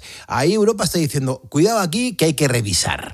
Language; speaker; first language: Spanish; native; Spanish